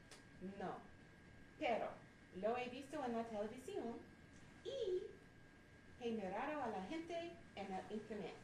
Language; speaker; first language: Spanish; non-native, learner; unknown